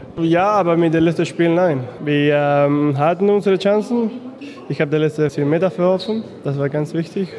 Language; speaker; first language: German; non-native, fluent; Spanish